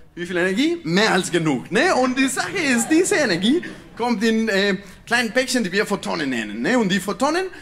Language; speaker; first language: German; non-native, fluent; Spanish